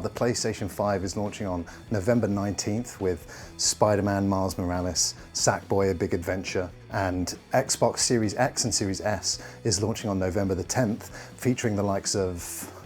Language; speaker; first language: English; native; English